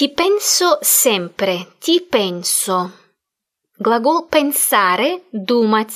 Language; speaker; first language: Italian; non-native, fluent; Russian